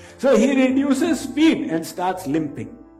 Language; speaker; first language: English; non-native, local second language; Hindi